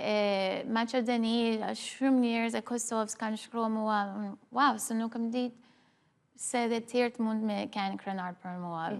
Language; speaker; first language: Albanian; early bilingual, heritage; Albanian